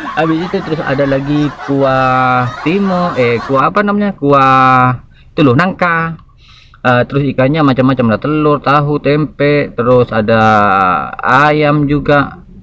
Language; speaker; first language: Indonesian; non-native, local second language; Madurese